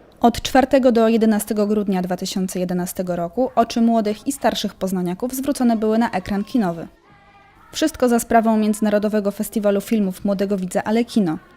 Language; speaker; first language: Polish; native; Polish